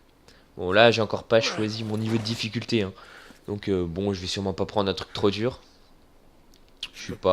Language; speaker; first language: French; native; French